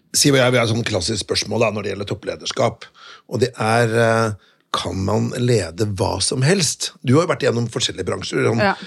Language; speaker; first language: Norwegian; native; Norwegian